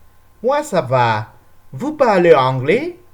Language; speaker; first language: French; non-native, learner; Spanish